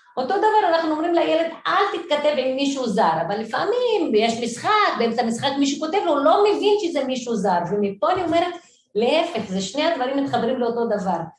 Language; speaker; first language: Hebrew; non-native, local second language; Arabic